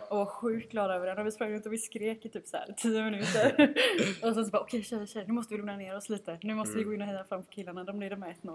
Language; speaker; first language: Swedish; native; Swedish